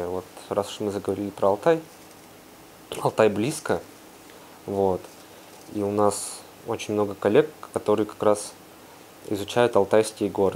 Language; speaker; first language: Russian; native; Russian